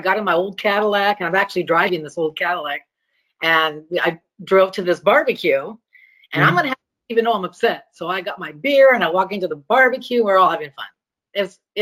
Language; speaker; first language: English; early bilingual, other home language; Greek